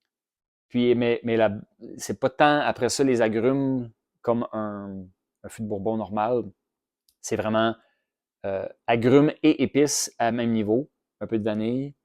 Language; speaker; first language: French; native; French